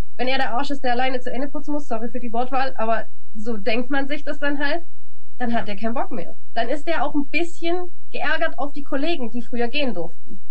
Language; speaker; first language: German; native; German